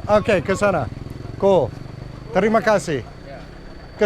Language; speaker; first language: Indonesian; non-native, learner; English